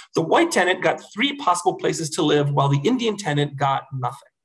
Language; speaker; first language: English; native; English